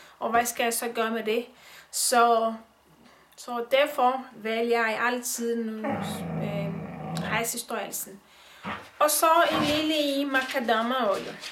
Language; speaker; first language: Danish; non-native, learner; Portuguese